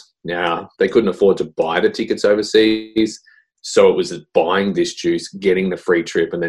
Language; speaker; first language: English; native; English